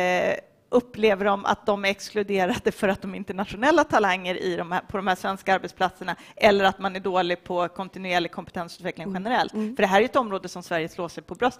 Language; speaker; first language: Swedish; native; Swedish